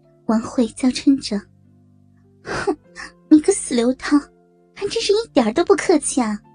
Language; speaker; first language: Chinese; native; Chinese